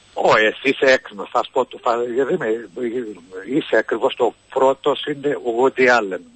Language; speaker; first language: Greek; non-native, learner; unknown